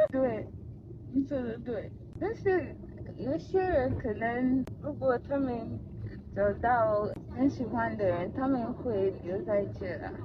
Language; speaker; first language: Chinese; non-native, learner; English